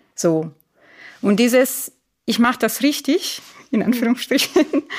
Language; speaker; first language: German; non-native, fluent; Italian